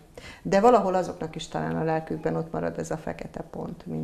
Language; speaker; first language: Hungarian; native; Hungarian